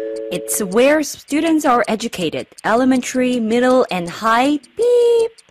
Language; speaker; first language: English; non-native, fluent; Korean